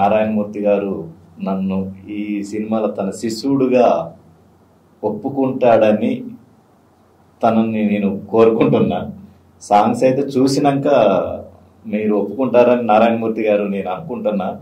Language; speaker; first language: Telugu; native; Telugu